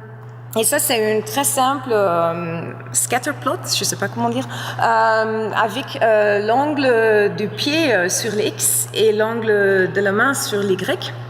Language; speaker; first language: French; non-native, fluent; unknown